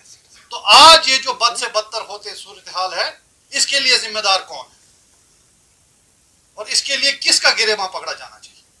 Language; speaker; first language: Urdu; non-native, local second language; Kashmiri